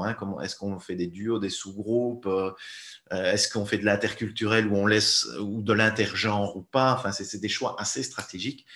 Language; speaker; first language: French; native; French